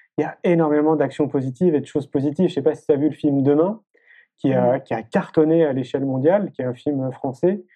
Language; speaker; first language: French; native; French